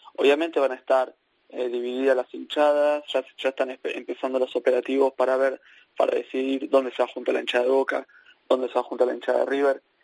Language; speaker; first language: Spanish; native; Spanish